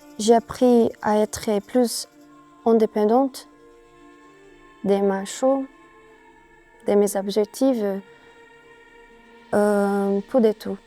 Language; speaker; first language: French; non-native, learner; Portuguese